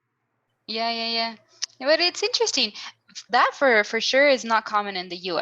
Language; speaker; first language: English; non-native, fluent; Spanish